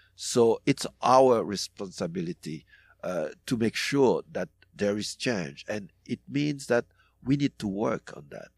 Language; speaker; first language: English; non-native, fluent; French